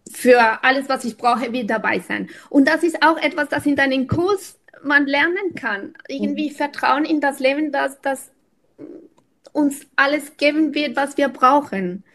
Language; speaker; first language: German; non-native, fluent; Spanish